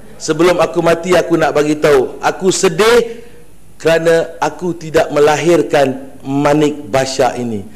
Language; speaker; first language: Malay; non-native, local second language; Tamil